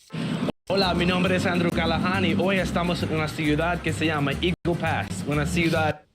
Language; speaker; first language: Spanish; non-native, learner; English